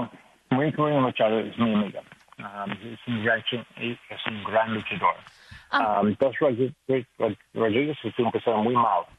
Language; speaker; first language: Spanish; non-native, learner; English